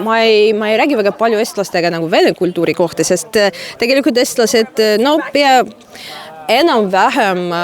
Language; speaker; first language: Estonian; non-native, fluent; Russian